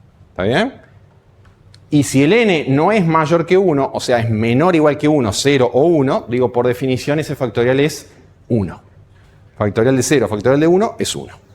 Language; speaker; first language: Spanish; native; Spanish